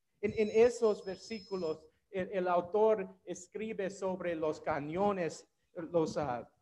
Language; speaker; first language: Spanish; non-native, learner; English